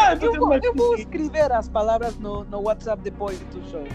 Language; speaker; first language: Portuguese; non-native, fluent; Spanish